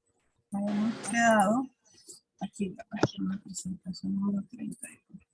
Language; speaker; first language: Spanish; native; Spanish